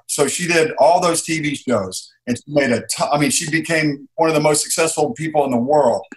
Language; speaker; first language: English; native; English